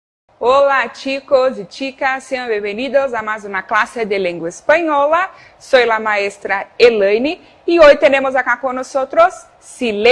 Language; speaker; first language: Spanish; non-native, fluent; Portuguese